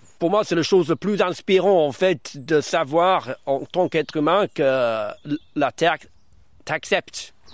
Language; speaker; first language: French; early bilingual, other home language; English